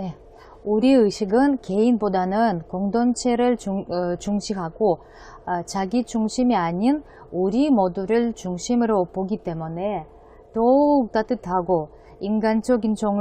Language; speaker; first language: Korean; non-native, fluent; Russian